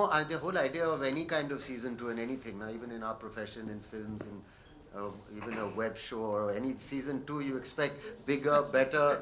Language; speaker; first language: English; non-native, local second language; Hindi